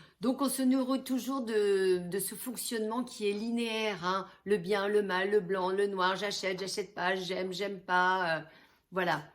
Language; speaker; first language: French; native; French